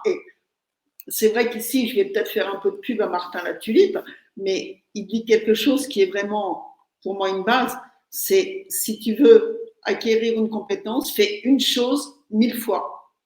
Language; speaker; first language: French; native; French